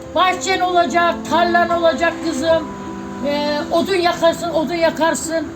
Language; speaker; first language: Turkish; native; Turkish